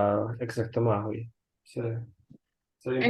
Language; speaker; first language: French; non-native, learner; Russian